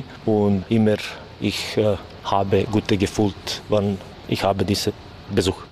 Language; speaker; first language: German; non-native, learner; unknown